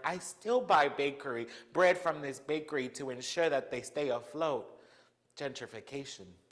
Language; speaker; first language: English; early bilingual, other home language; Spanish